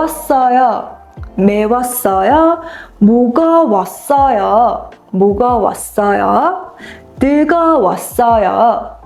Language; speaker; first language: Korean; non-native, fluent; Mongolian